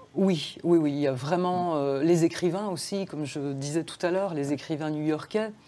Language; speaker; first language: French; native; French